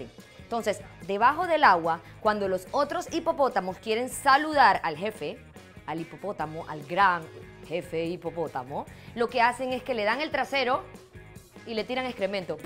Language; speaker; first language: Spanish; native; Spanish